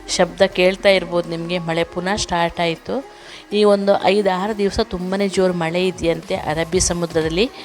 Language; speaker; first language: Kannada; non-native, local second language; Tulu